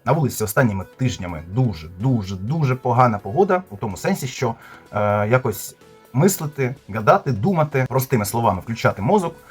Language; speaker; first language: Ukrainian; non-native, local second language; Russian